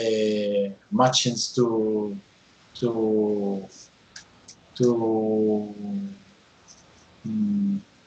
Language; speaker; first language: English; non-native, learner; Spanish